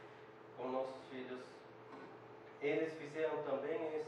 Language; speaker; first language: Portuguese; non-native, fluent; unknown